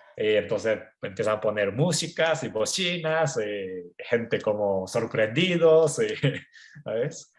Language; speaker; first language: Spanish; non-native, fluent; Japanese